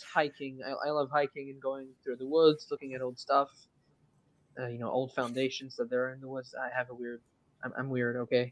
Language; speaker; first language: English; non-native, fluent; French